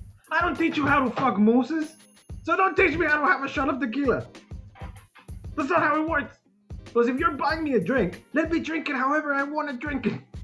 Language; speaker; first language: English; non-native, fluent; Spanish